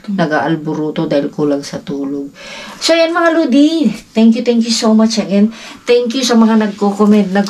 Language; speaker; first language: Filipino; non-native, local second language; Iloko